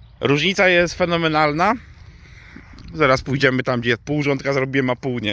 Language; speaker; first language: Polish; native; Polish